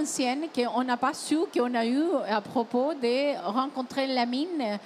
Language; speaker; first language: French; non-native, fluent; Spanish